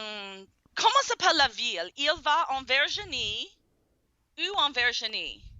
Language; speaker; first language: French; non-native, fluent; English